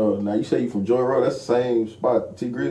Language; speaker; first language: English; native; English